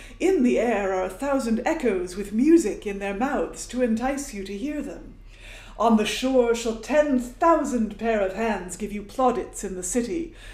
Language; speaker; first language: English; native; English